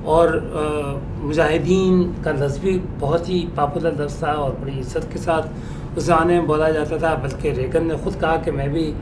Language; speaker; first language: Urdu; native; Urdu